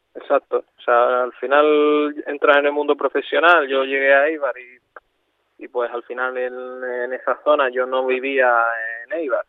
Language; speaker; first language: Spanish; native; Spanish